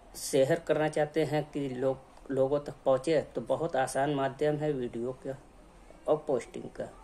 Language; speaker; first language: Hindi; native; Hindi